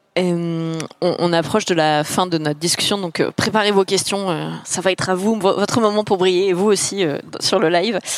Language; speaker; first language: French; native; French